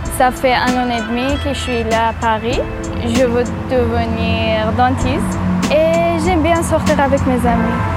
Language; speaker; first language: French; non-native, learner; Persian